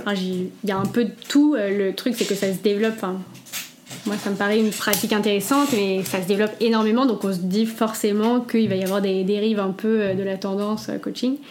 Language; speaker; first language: French; native; French